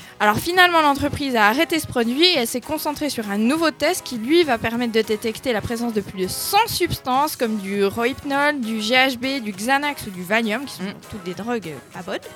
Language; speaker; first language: French; native; French